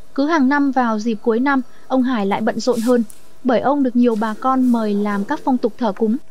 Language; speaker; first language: Vietnamese; native; Vietnamese